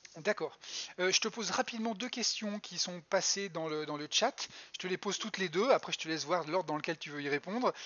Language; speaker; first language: French; native; French